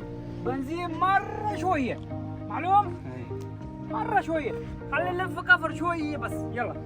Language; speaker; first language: Arabic; non-native, learner; Malayalam